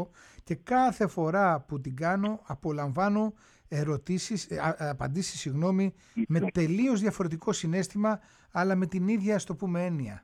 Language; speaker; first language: Greek; native; Greek